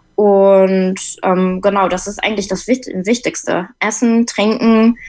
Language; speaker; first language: German; native; German